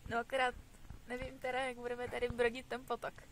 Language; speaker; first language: Czech; native; Czech